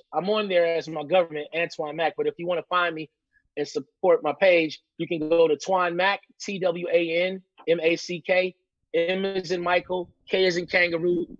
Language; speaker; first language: English; native; English